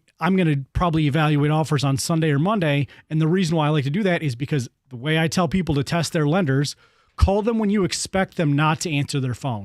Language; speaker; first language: English; native; English